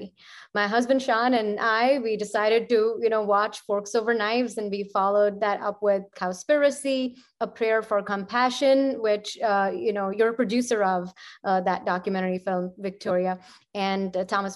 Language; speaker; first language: English; non-native, local second language; Punjabi